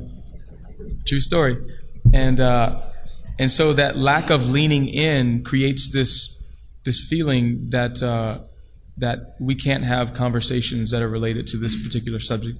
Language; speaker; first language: English; native; English